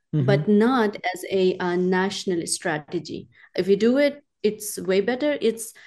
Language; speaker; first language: English; non-native, local second language; Urdu